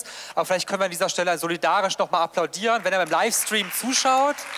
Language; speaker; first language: German; native; German